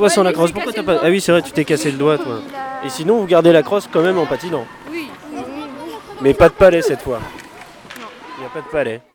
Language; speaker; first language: French; native; French